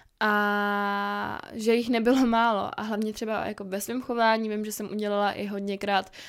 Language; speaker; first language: Czech; native; Czech